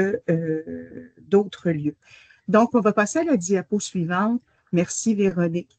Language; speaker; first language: French; native; French